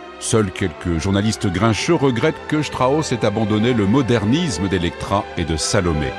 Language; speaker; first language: French; native; French